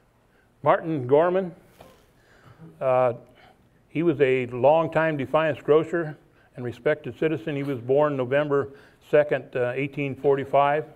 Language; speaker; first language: English; native; English